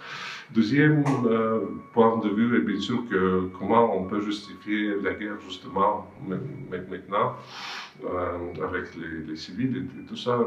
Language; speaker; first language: French; non-native, fluent; Russian